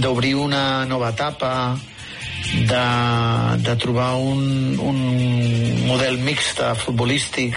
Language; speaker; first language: Catalan; native; Catalan